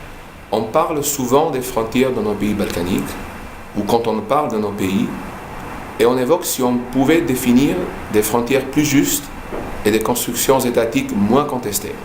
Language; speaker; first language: French; non-native, fluent; Albanian